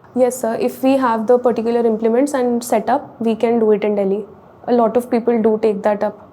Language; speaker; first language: English; non-native, local second language; Hindi